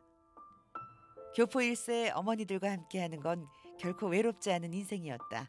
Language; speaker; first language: Korean; native; Korean